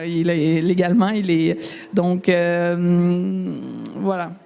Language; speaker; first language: French; native; French